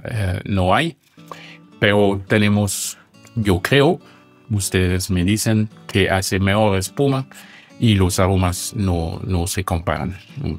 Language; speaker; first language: Spanish; non-native, fluent; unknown